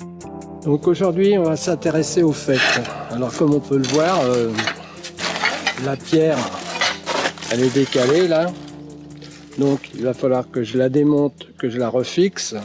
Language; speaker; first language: French; native; French